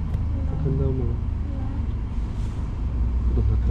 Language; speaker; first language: Chinese; non-native, local second language; English